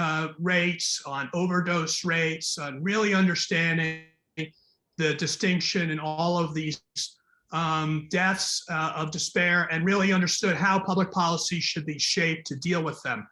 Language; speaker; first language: English; native; English